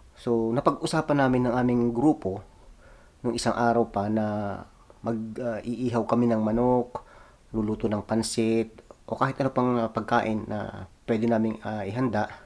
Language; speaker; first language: Filipino; native; Filipino